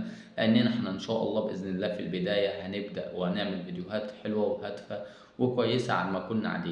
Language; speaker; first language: Arabic; native; Arabic